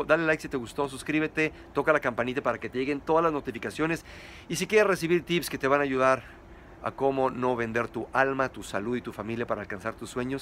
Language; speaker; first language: Spanish; native; Spanish